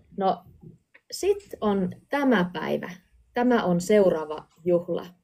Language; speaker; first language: Finnish; native; Finnish